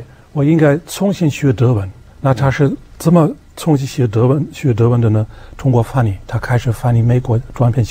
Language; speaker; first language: Chinese; non-native, fluent; German